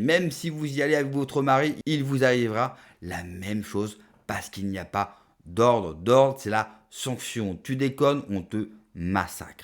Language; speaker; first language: French; native; French